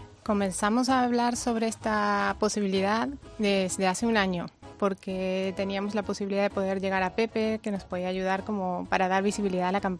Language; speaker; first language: Spanish; native; Spanish